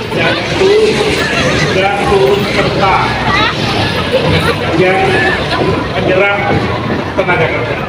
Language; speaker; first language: Indonesian; native; Indonesian